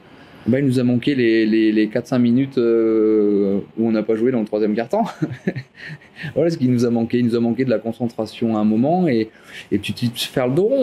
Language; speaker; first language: French; native; French